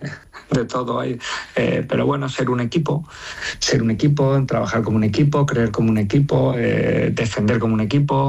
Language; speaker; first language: Spanish; native; Spanish